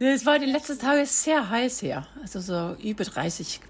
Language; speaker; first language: German; non-native, fluent; Norwegian